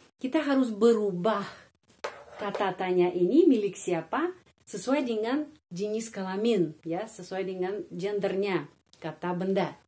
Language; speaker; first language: Indonesian; non-native, fluent; Russian